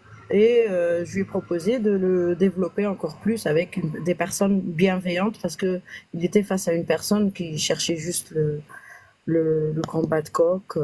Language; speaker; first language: French; native; French